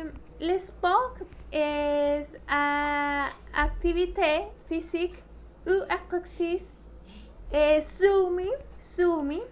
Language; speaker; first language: French; non-native, learner; Spanish